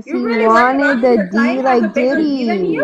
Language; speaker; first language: English; native; English